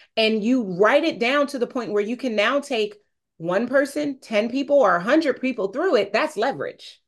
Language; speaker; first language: English; native; English